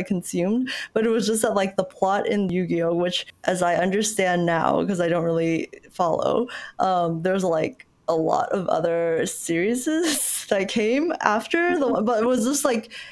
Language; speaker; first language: English; early bilingual, other home language; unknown